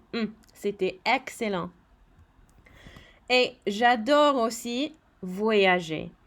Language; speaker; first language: French; non-native, fluent; English